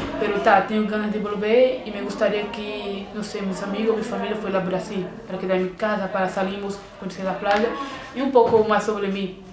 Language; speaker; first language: Spanish; non-native, learner; Portuguese